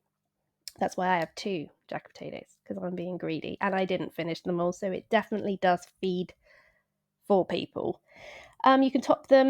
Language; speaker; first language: English; native; English